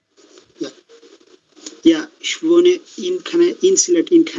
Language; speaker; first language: German; non-native, learner; Bangla